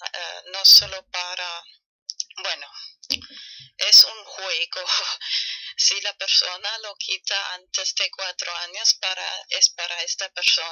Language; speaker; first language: Spanish; non-native, fluent; German